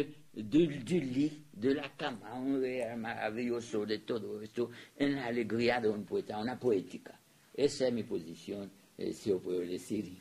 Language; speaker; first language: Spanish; non-native, fluent; French